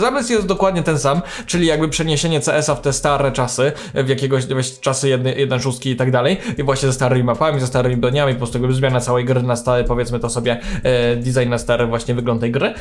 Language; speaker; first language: Polish; native; Polish